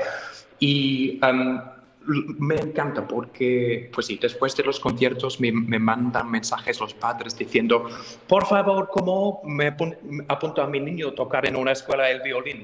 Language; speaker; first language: Spanish; non-native, fluent; English